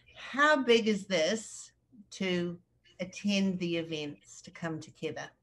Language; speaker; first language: English; native; English